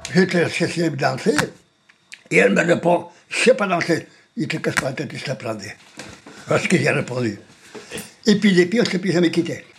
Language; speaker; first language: French; non-native, fluent; Spanish